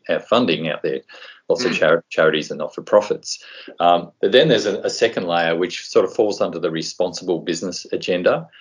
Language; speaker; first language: English; native; English